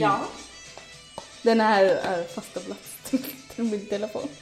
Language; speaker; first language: Swedish; non-native, learner; Arabic